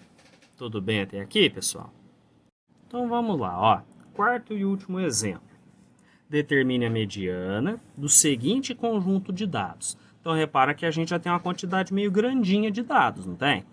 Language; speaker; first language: Portuguese; native; Portuguese